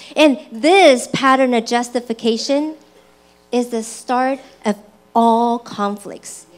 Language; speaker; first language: English; early bilingual, other home language; Chinese